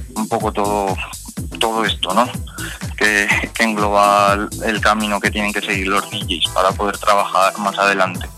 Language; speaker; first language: Spanish; native; Spanish